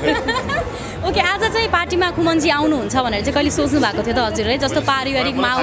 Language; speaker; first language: Nepali; native; Nepali